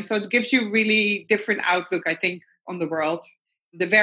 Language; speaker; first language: English; non-native, fluent; Dutch